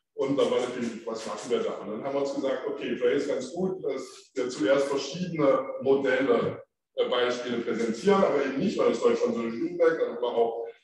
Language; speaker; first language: German; early bilingual, other home language; French